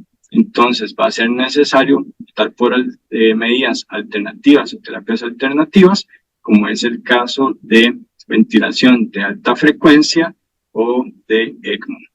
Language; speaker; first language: Spanish; native; Spanish